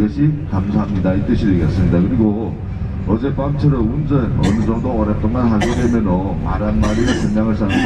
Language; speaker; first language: Korean; native; Korean